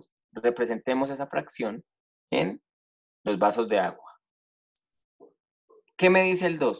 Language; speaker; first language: Spanish; native; Spanish